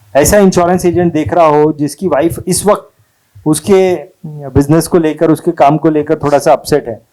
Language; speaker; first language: Hindi; non-native, local second language; Marathi